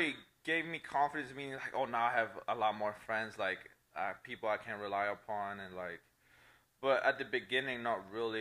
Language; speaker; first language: English; non-native, fluent; Italian